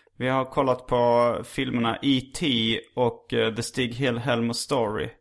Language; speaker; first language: Swedish; native; Swedish